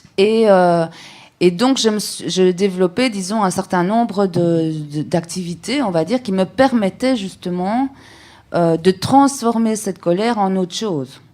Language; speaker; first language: French; early bilingual, other home language; Rundi